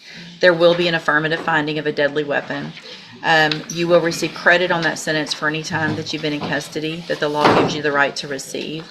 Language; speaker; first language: English; native; English